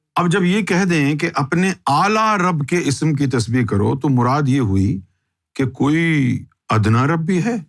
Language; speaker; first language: Urdu; native; Urdu